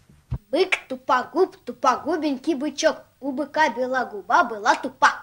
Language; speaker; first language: Russian; native; Russian